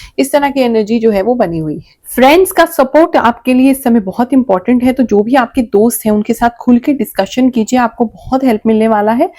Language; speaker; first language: Hindi; native; Hindi